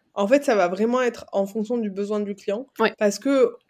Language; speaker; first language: French; native; French